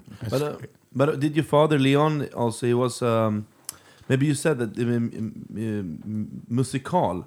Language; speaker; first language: English; non-native, fluent; Swedish